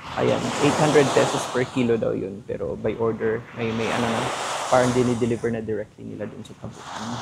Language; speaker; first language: Filipino; non-native, local second language; Cebuano